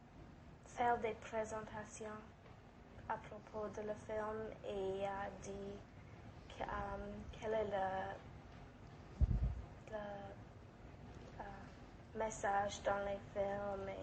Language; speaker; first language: French; non-native, local second language; English